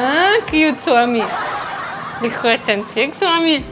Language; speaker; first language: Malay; non-native, learner; Russian